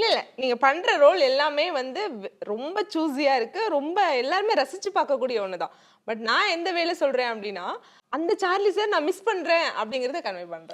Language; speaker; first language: Tamil; native; Tamil